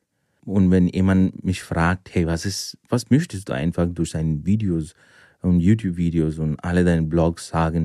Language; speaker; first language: German; non-native, fluent; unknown